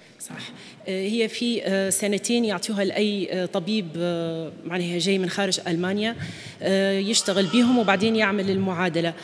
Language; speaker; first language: Arabic; native; Arabic